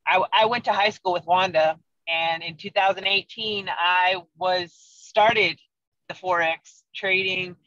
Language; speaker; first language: English; native; English